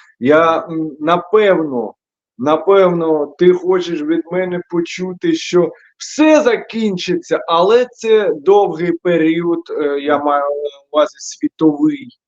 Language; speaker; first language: Ukrainian; non-native, local second language; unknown